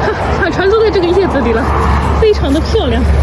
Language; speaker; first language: Chinese; native; Chinese